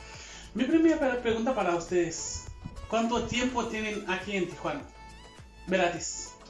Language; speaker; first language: Spanish; non-native, learner; Haitian Creole